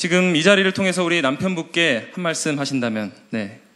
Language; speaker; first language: Korean; native; Korean